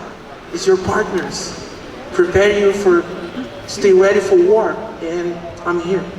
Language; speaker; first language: English; non-native, learner; Portuguese